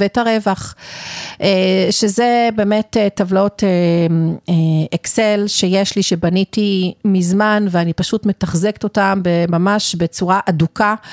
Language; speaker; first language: Hebrew; native; Hebrew